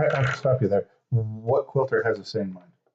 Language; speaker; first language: English; native; English